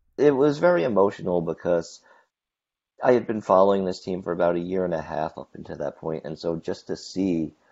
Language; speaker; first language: English; native; English